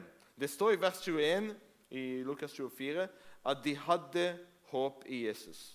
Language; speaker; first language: Norwegian; non-native, fluent; Hebrew